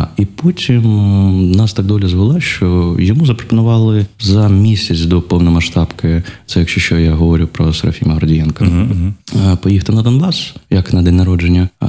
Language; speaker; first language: Ukrainian; non-native, local second language; Russian